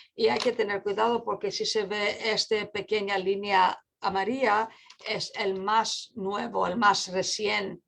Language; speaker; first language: Spanish; non-native, fluent; English